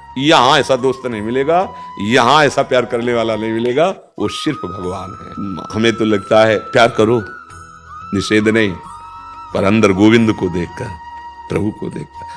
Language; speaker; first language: Hindi; native; Hindi